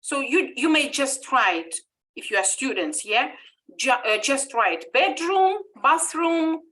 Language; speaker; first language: English; non-native, fluent; Ukrainian